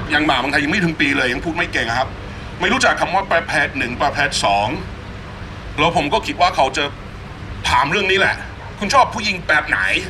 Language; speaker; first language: Thai; non-native, fluent; English